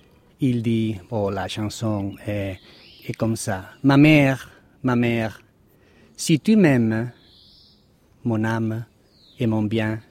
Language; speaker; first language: French; non-native, fluent; Spanish